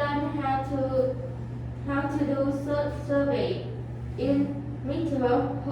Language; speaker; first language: English; non-native, learner; Vietnamese